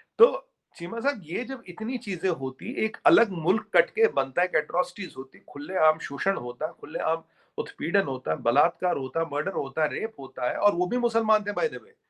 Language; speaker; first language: Hindi; native; Hindi